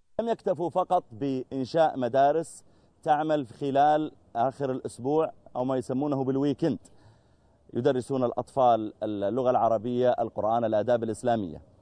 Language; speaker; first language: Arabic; native; Arabic